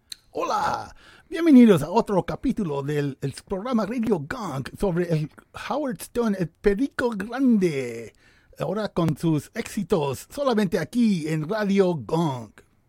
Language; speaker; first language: Spanish; non-native, learner; English